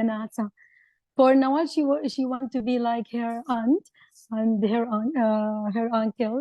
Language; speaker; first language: English; non-native, learner; Arabic